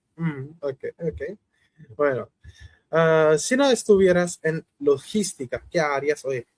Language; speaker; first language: Spanish; non-native, fluent; Hindi